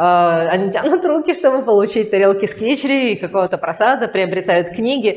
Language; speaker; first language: Russian; native; Russian